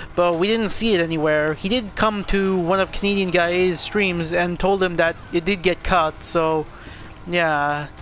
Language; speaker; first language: English; native; English